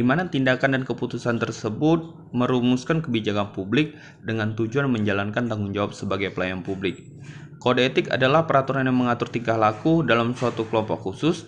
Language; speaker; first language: Indonesian; native; Indonesian